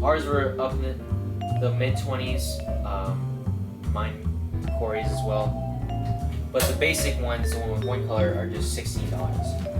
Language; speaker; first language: English; native; English